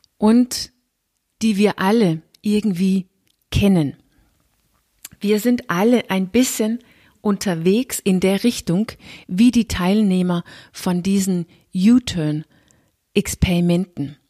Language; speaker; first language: German; non-native, fluent; Danish